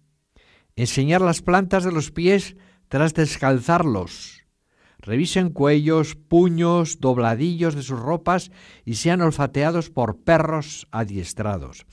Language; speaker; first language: Spanish; native; Spanish